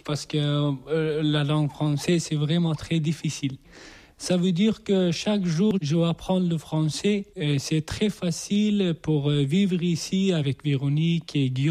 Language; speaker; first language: French; non-native, learner; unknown